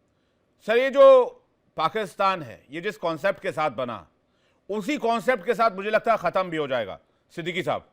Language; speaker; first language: Hindi; native; Hindi